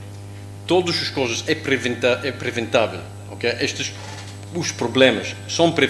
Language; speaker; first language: Portuguese; non-native, learner; English